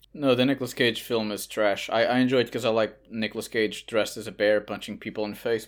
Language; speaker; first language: English; non-native, fluent; Portuguese